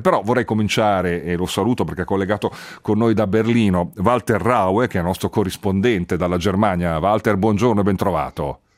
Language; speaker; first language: Italian; native; Italian